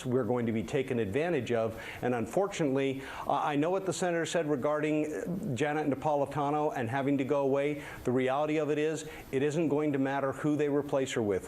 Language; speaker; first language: English; native; English